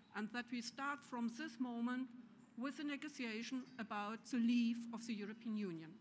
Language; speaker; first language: English; non-native, fluent; German